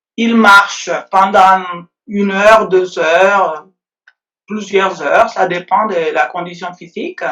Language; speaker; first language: French; non-native, fluent; Spanish